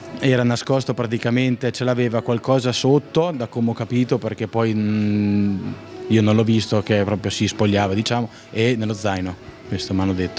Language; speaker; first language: Italian; native; Italian